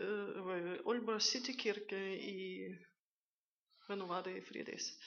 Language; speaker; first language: Danish; non-native, fluent; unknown